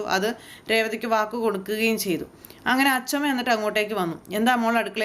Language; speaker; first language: Malayalam; native; Malayalam